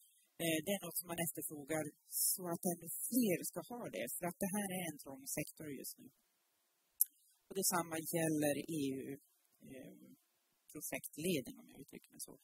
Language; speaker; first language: Swedish; native; Swedish